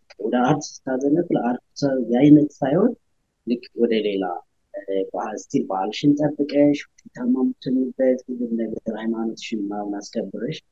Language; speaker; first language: Amharic; native; Amharic